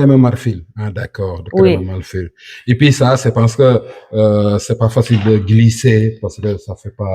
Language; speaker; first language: French; non-native, local second language; Wolof